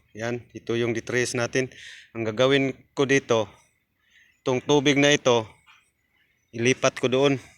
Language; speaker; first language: Filipino; non-native, local second language; Cebuano